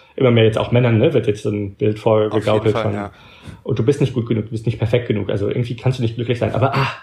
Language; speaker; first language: German; early bilingual, heritage; German